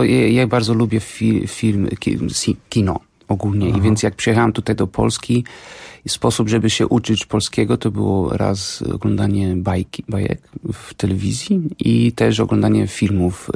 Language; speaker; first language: Polish; non-native, fluent; Portuguese